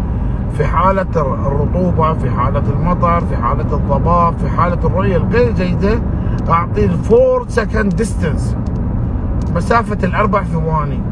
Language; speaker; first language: Arabic; native; Arabic